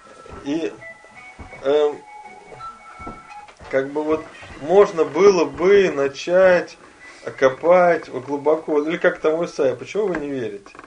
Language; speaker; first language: Russian; native; Russian